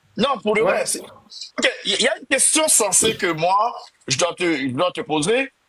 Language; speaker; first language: French; non-native, local second language; Haitian Creole